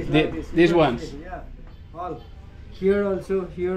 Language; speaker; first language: English; non-native, learner; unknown